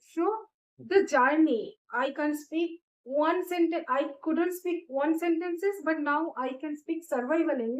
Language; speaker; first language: English; non-native, learner; Bangla